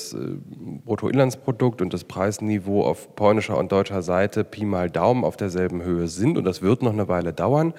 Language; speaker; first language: German; native; German